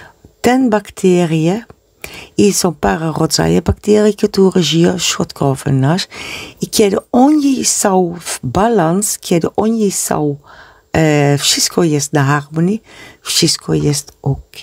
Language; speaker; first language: Polish; non-native, learner; Dutch